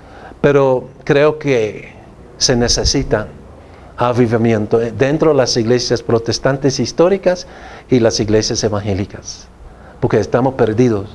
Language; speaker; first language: Spanish; non-native, fluent; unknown